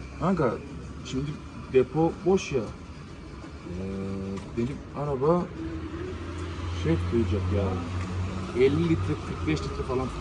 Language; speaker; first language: Turkish; non-native, fluent; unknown